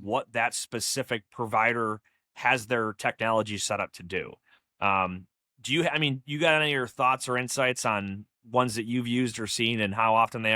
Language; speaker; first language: English; native; English